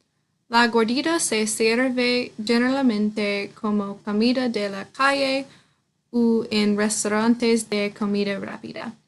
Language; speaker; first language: Spanish; non-native, learner; English